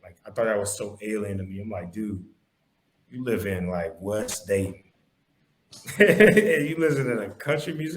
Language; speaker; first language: English; native; English